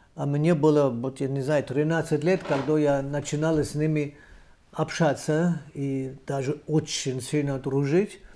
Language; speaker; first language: Russian; non-native, fluent; German